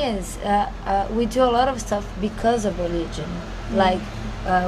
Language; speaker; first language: English; non-native, fluent; Portuguese